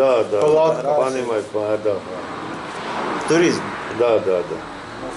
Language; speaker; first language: Russian; non-native, learner; Turkish